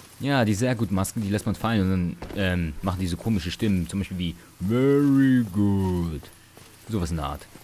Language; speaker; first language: German; early bilingual, other home language; Ukrainian